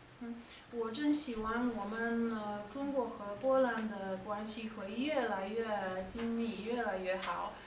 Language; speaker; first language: Chinese; non-native, fluent; Polish